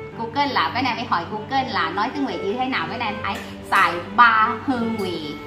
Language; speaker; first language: Vietnamese; non-native, learner; Thai